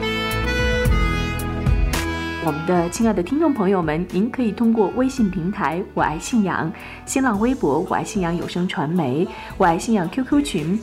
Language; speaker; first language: Chinese; native; Chinese